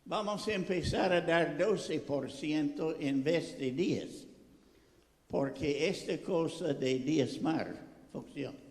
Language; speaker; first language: Spanish; non-native, fluent; English